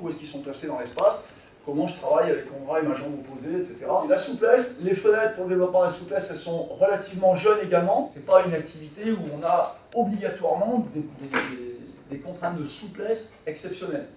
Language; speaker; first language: French; native; French